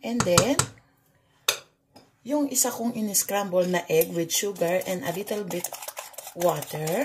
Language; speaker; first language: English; non-native, local second language; Filipino